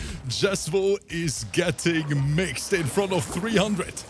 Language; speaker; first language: English; native; English